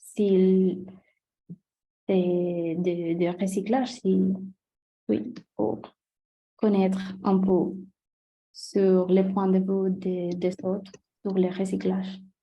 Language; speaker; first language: French; non-native, learner; Spanish